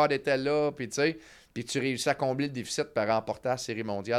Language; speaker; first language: French; native; French